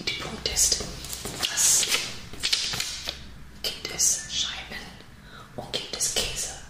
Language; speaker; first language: German; non-native, learner; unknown